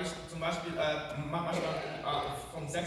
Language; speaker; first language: German; non-native, fluent; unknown